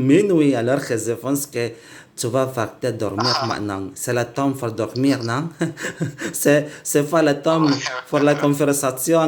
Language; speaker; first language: French; non-native, learner; Indonesian